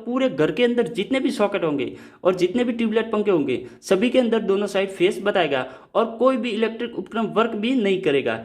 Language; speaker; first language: Hindi; native; Hindi